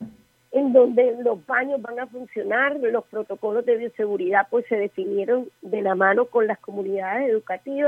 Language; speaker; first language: Spanish; native; Spanish